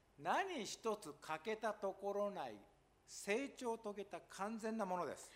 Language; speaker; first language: Japanese; non-native, fluent; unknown